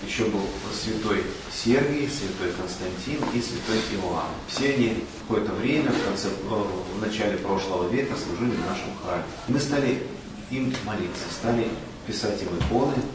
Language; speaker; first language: Russian; native; Russian